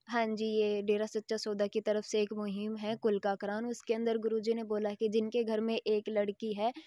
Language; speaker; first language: Hindi; native; Hindi